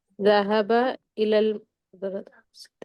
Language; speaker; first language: Arabic; non-native, learner; Malayalam